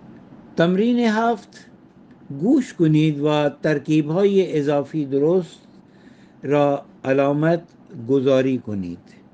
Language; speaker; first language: Persian; non-native, fluent; Urdu